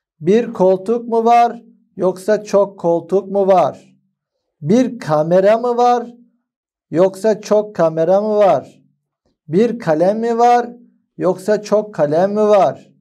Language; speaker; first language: Turkish; non-native, fluent; Arabic